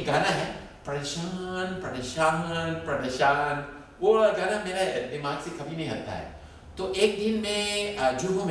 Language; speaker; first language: Hindi; non-native, fluent; English